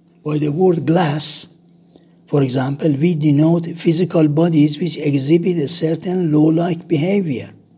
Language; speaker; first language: English; non-native, fluent; Persian